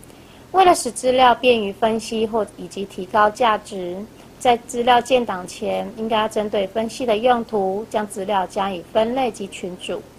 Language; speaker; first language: Chinese; native; Chinese